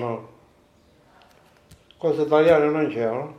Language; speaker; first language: Italian; non-native, local second language; Sicilian